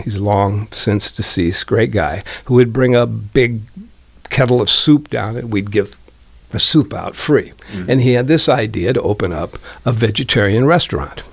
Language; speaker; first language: English; native; English